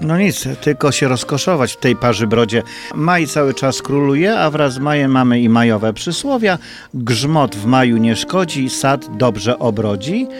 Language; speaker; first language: Polish; native; Polish